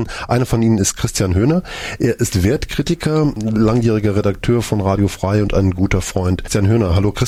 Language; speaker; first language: German; native; German